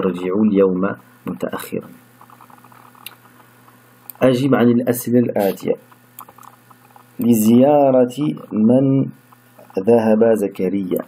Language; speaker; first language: Arabic; non-native, fluent; French